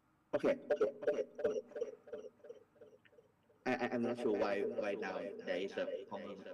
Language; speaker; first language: English; non-native, learner; Thai